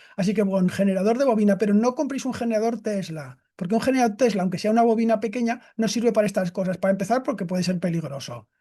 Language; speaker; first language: Spanish; native; Spanish